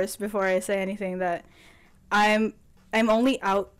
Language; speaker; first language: English; non-native, local second language; Filipino